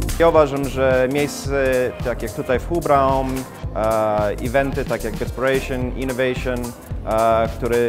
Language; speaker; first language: Polish; non-native, learner; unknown